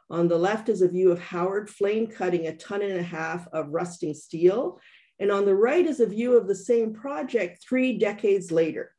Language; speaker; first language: English; native; English